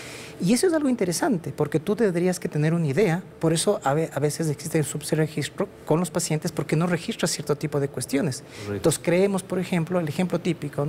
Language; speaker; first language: Spanish; native; Spanish